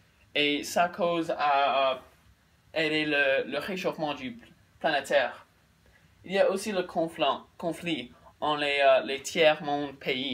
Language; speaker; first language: French; non-native, learner; English